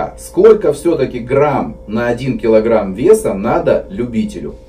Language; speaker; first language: Russian; native; Russian